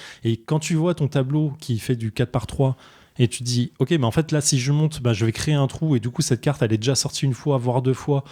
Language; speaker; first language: French; native; French